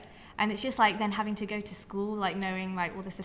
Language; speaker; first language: English; native; English